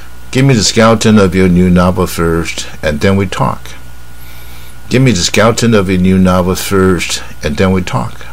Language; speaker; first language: English; non-native, fluent; Chinese